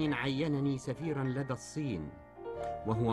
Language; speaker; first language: Arabic; native; Arabic